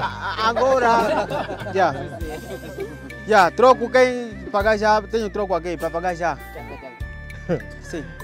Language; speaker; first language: Portuguese; non-native, learner; Vietnamese